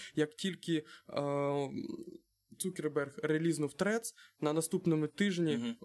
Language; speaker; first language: Ukrainian; non-native, local second language; Russian